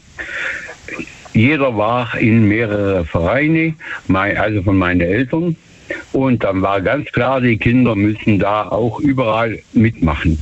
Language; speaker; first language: German; native; German